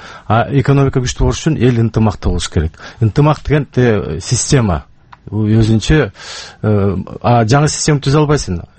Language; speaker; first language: Kyrgyz; native; Kyrgyz